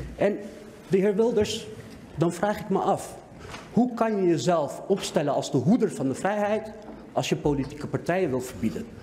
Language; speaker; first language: Dutch; early bilingual, other home language; Turkish